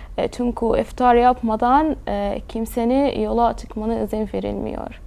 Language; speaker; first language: Turkish; early bilingual, other home language; Arabic